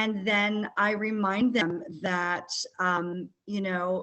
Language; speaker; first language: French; non-native, fluent; English